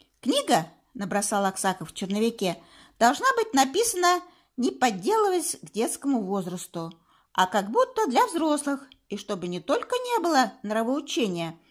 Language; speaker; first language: Russian; native; Russian